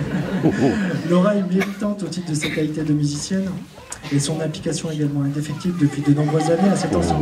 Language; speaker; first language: French; native; French